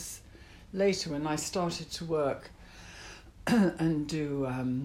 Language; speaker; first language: English; native; English